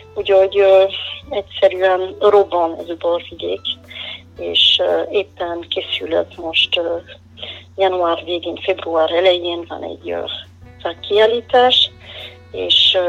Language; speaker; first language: Hungarian; non-native, fluent; French